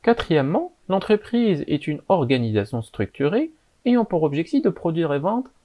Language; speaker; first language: French; non-native, local second language; Arabic